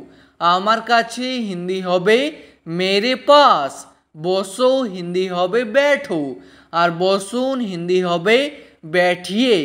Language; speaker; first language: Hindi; non-native, local second language; Bangla